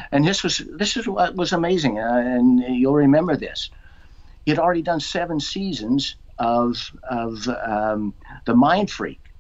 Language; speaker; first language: English; native; English